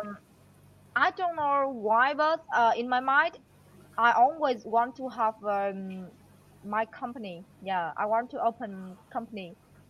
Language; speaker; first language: English; non-native, learner; Vietnamese